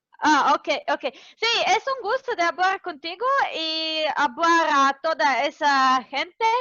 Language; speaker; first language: Spanish; non-native, fluent; Serbian